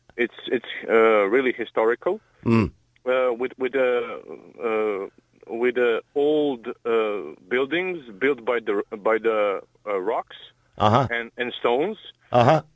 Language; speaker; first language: English; non-native, learner; Croatian